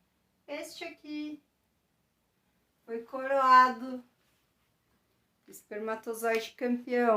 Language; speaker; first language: Portuguese; native; Portuguese